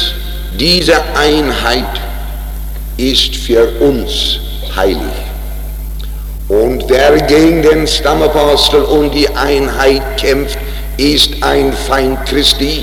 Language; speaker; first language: German; non-native, fluent; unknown